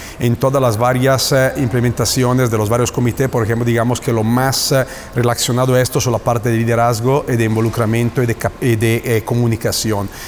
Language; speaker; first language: Spanish; non-native, fluent; Italian